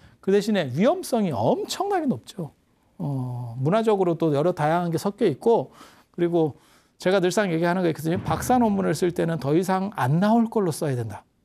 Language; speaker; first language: Korean; native; Korean